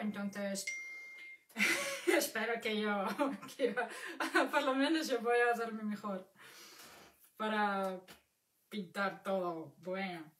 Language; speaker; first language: Spanish; non-native, fluent; Russian